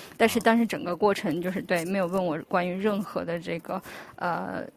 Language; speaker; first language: Chinese; non-native, local second language; Uyghur